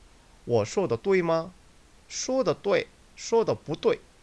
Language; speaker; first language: Chinese; non-native, fluent; Korean